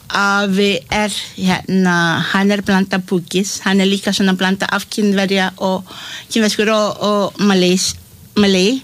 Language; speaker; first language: Icelandic; non-native, learner; Malay